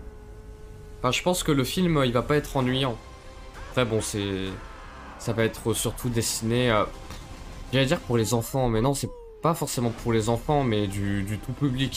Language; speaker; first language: French; native; French